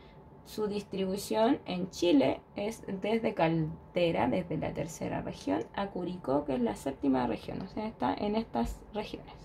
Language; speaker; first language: Spanish; native; Spanish